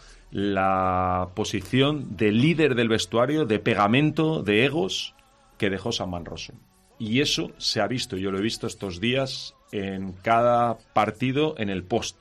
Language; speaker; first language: Spanish; native; Spanish